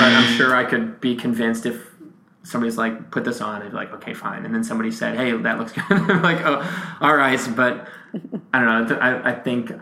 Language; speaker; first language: English; native; English